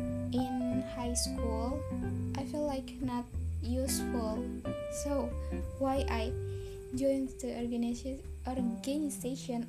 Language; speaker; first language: English; non-native, learner; Indonesian